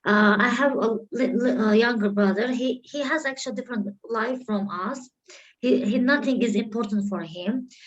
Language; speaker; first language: English; non-native, learner; Turkish